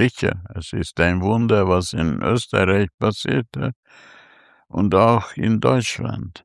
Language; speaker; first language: German; non-native, fluent; Hungarian